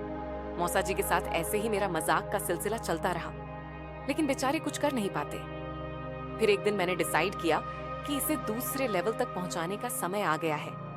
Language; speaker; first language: Hindi; native; Hindi